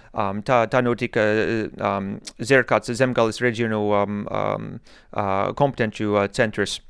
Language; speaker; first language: Latvian; non-native, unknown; English